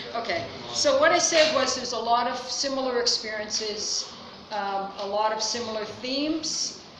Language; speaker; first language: English; native; English